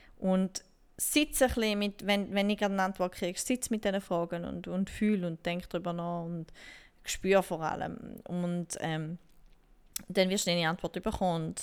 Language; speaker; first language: German; native; German